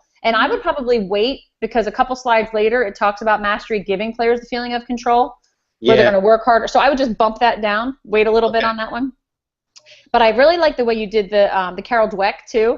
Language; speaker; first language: English; native; English